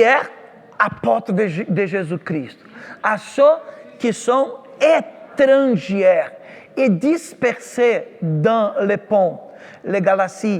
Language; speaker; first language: French; non-native, fluent; Portuguese